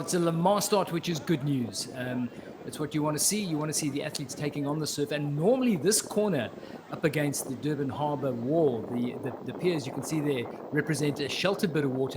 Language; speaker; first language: English; native; English